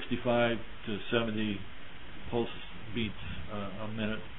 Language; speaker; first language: English; native; English